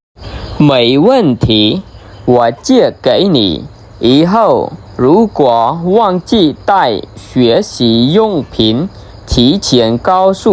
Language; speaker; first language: Chinese; non-native, fluent; Khmer